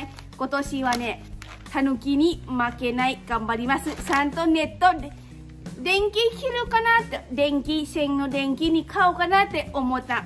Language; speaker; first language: Japanese; non-native, local second language; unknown